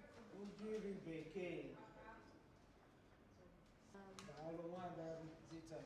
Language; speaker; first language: Igbo; native; Igbo